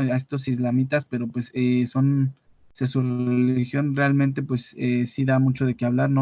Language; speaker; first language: Spanish; native; Spanish